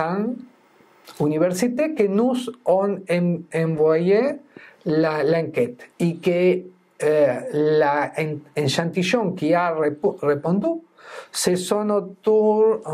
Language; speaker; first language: French; non-native, fluent; Spanish